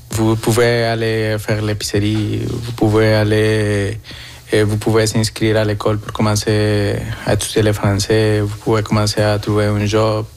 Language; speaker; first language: French; non-native, fluent; Spanish